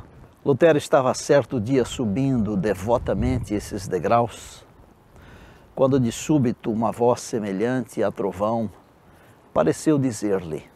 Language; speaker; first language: Portuguese; native; Portuguese